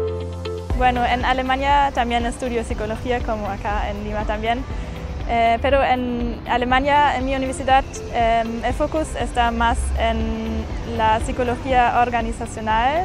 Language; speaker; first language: Spanish; non-native, learner; German